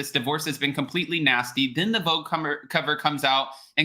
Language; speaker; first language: English; native; English